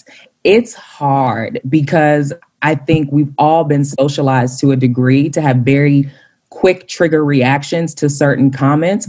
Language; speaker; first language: English; native; English